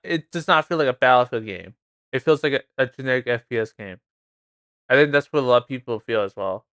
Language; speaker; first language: English; native; English